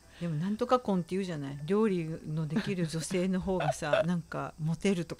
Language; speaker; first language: Japanese; native; Japanese